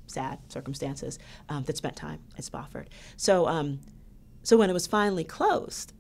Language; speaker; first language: English; native; English